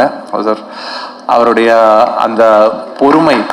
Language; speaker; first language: Tamil; native; Tamil